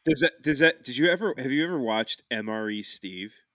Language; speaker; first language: English; native; English